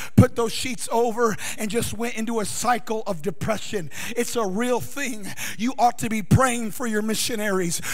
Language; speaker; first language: English; native; English